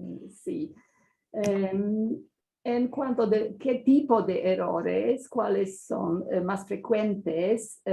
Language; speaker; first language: Spanish; non-native, fluent; Polish